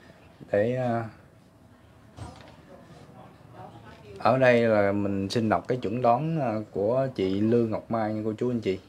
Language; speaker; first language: Vietnamese; native; Vietnamese